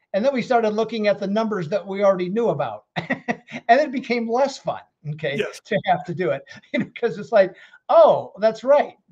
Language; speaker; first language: English; native; English